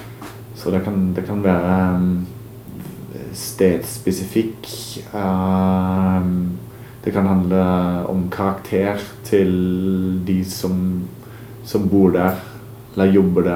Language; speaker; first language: Norwegian; non-native, fluent; German